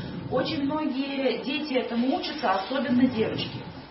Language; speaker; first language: Russian; native; Russian